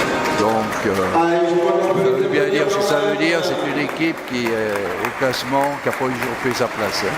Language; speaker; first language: French; native; French